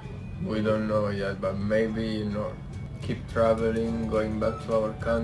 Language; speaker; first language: English; non-native, learner; Italian